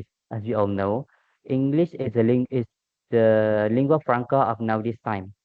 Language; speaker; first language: English; non-native, local second language; Malay